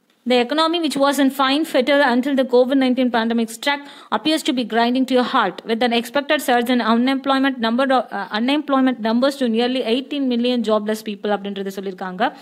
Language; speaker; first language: English; non-native, local second language; Tamil